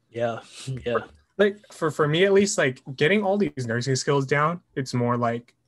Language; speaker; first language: English; native; English